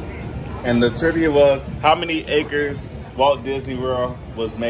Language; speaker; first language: English; native; English